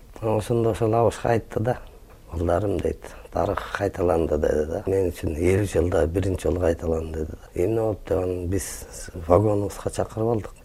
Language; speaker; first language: Kyrgyz; native; Kyrgyz